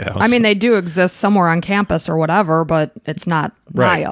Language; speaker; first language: English; native; English